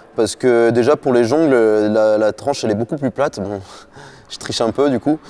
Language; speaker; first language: French; native; French